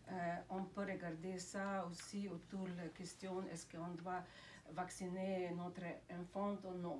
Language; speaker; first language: French; non-native, fluent; Slovenian